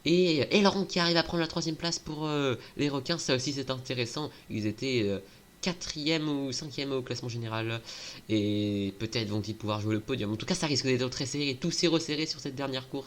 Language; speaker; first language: French; native; French